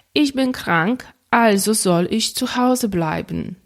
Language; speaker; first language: German; non-native, fluent; Polish